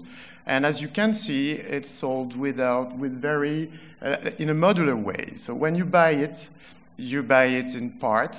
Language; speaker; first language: English; non-native, fluent; French